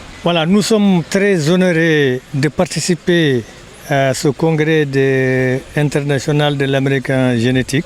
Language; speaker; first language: French; non-native, local second language; Fula